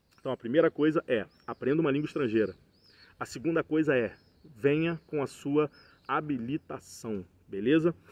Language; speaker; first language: Portuguese; native; Portuguese